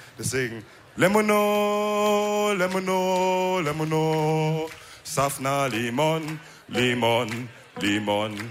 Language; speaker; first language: German; early bilingual, other home language; Wolof